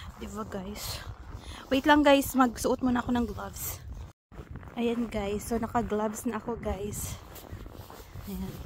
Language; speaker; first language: Filipino; native; Filipino